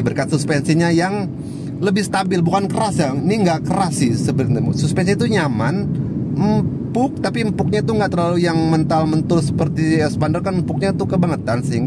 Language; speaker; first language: Indonesian; native; Indonesian